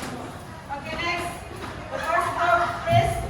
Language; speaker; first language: English; non-native, learner; Indonesian